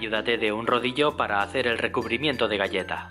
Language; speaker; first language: Spanish; native; Spanish